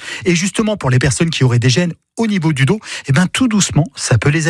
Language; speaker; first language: French; native; French